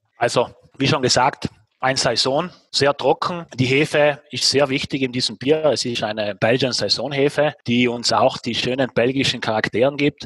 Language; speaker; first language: German; native; German